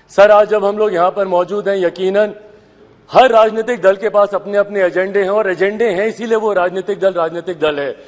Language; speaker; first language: Hindi; native; Hindi